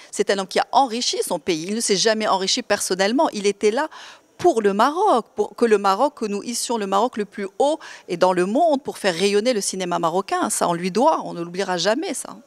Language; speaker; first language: French; non-native, local second language; Arabic